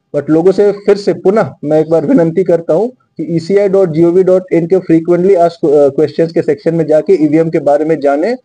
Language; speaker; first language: Hindi; non-native, local second language; Marathi